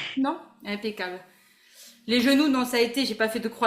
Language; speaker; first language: French; native; French